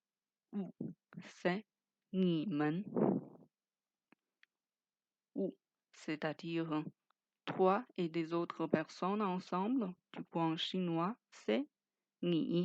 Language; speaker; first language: French; non-native, fluent; Chinese